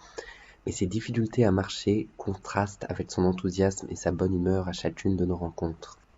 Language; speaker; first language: French; native; French